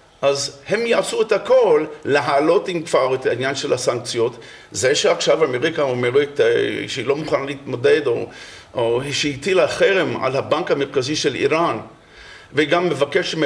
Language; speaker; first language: Hebrew; non-native, fluent; English